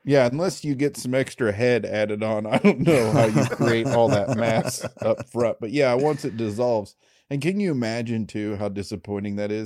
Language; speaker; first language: English; native; English